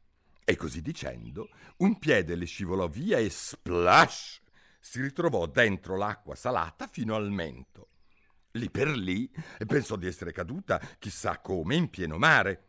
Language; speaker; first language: Italian; native; Italian